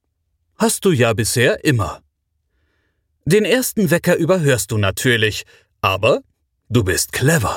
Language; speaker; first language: German; native; German